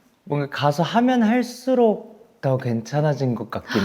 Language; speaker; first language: Korean; native; Korean